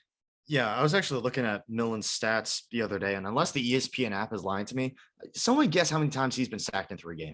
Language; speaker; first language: English; native; English